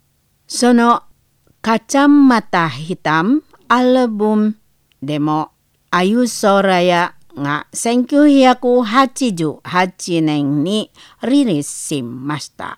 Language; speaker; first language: Japanese; non-native, learner; Indonesian